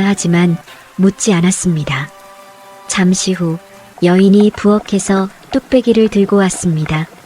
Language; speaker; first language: Korean; native; Korean